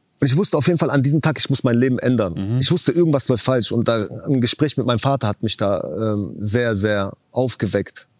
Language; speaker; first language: German; early bilingual, other home language; Chechen